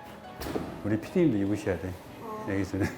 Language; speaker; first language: Korean; native; Korean